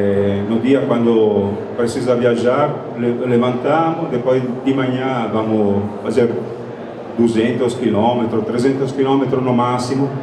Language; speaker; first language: Portuguese; non-native, fluent; Italian